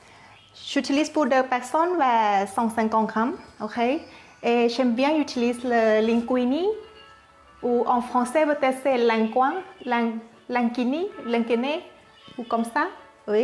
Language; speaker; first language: French; non-native, fluent; Thai